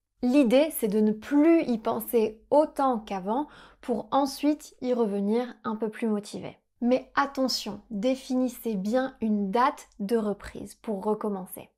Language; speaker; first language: French; native; French